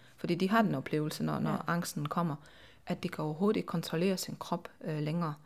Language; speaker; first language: Danish; non-native, fluent; Polish